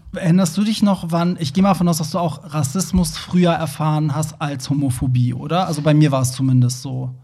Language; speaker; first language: German; native; German